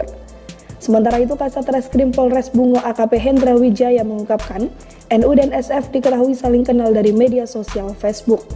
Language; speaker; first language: Indonesian; native; Indonesian